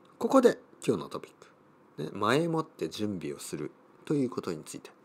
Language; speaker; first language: Japanese; native; Japanese